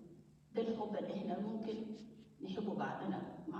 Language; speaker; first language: Arabic; non-native, local second language; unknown